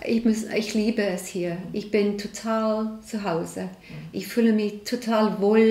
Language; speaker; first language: German; non-native, learner; English